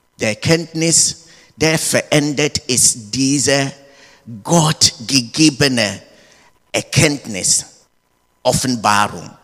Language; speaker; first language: German; non-native, learner; English